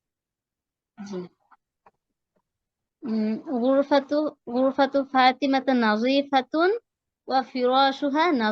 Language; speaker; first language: Arabic; non-native, learner; Bangla